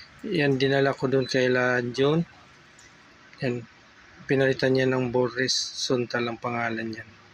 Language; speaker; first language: Filipino; native; Filipino